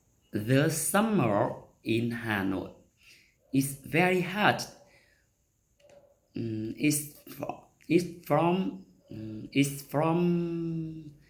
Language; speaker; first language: English; non-native, learner; Vietnamese